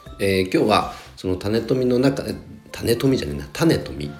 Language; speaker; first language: Japanese; native; Japanese